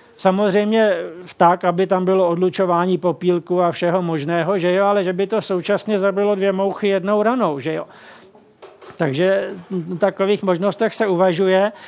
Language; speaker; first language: Czech; native; Czech